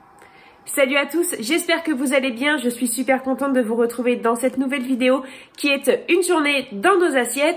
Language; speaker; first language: French; native; French